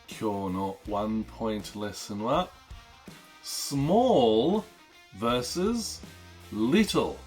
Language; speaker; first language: Japanese; non-native, learner; English